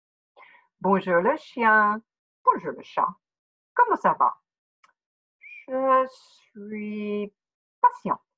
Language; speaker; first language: French; non-native, fluent; English